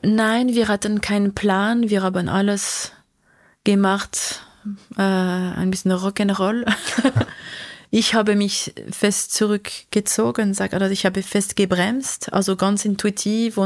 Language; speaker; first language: German; non-native, local second language; French